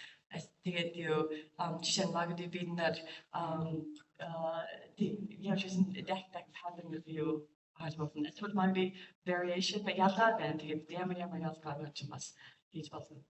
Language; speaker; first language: Mongolian; non-native, learner; English